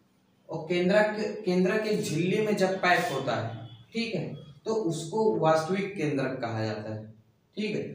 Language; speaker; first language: Hindi; native; Hindi